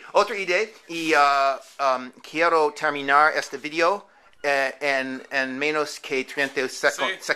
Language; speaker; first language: Spanish; non-native, learner; English